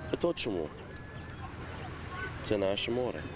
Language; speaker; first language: Ukrainian; early bilingual, heritage; Ukrainian